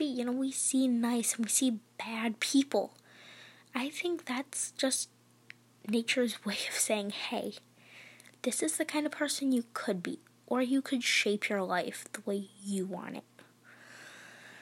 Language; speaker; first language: English; native; English